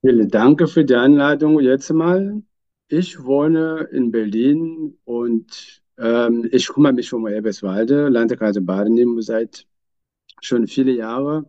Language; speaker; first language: German; non-native, fluent; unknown